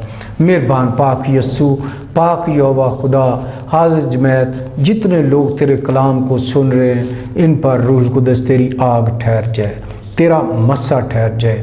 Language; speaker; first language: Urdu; non-native, local second language; Punjabi